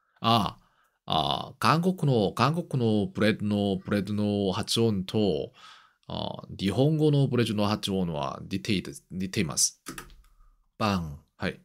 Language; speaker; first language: Japanese; non-native, learner; Korean